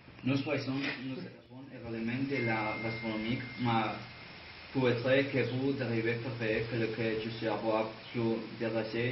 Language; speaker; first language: French; non-native, learner; Spanish